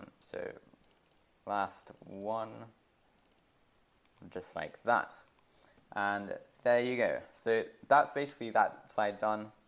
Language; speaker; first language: English; native; English